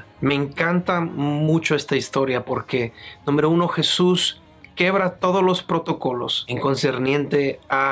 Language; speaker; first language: Spanish; native; Spanish